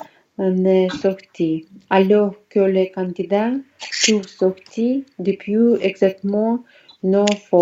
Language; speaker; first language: French; non-native, learner; Russian